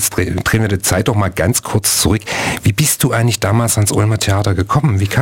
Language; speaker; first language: German; native; German